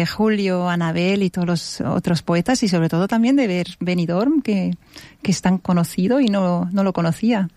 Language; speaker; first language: Spanish; non-native, fluent; German